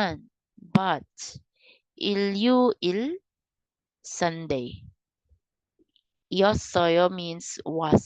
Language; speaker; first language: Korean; non-native, learner; Kinaray-a